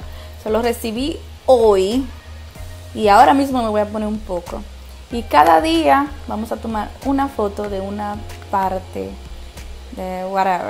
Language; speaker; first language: Spanish; early bilingual, heritage; Spanish